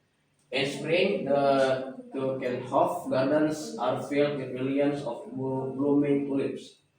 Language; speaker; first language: English; non-native, learner; Indonesian